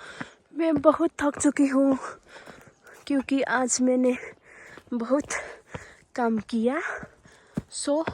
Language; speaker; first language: Hindi; non-native, learner; Nepali